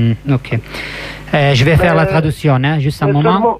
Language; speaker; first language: French; non-native, fluent; Italian